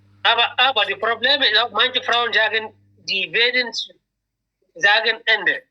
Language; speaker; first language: German; non-native, learner; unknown